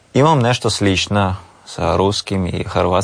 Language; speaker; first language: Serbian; non-native, learner; Russian